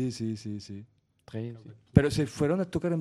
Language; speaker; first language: Spanish; non-native, fluent; French